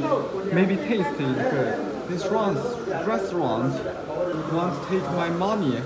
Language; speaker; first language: English; non-native, learner; Chinese